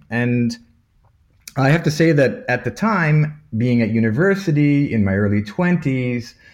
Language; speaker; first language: English; native; English